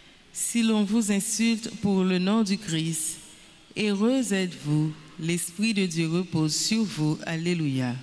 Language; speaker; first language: French; non-native, local second language; Haitian Creole